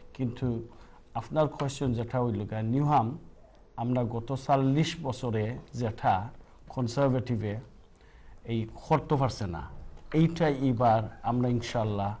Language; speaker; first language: Bangla; early bilingual, other home language; Sylheti